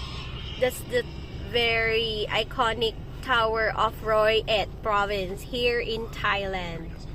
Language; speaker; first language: English; non-native, local second language; Filipino